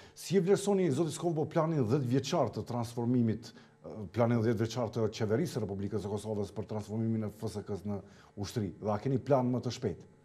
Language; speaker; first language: Albanian; native; Albanian